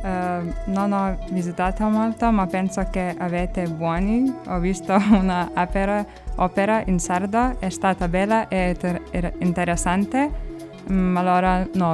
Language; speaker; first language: Italian; non-native, learner; Lithuanian